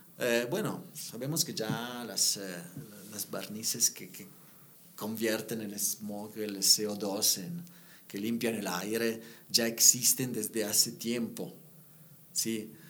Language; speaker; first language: Spanish; non-native, fluent; Italian